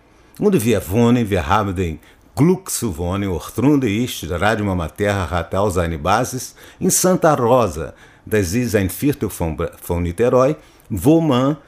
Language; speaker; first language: German; non-native, learner; Portuguese